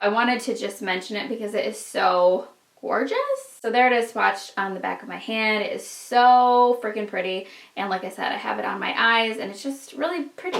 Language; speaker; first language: English; native; English